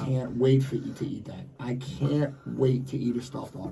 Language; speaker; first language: English; native; English